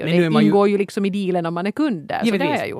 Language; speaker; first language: Swedish; native; Swedish